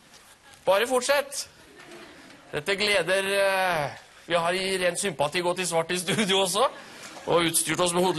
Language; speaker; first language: Norwegian; native; Norwegian